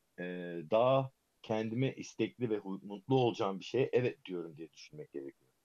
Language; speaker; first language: Turkish; early bilingual, heritage; Turkish